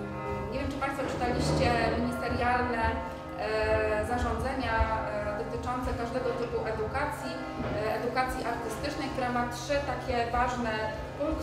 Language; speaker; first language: Polish; native; Polish